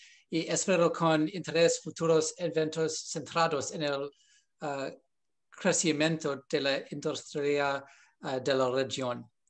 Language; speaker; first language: Spanish; non-native, learner; English